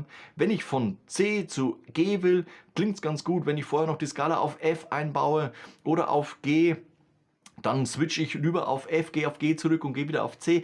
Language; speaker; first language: German; native; German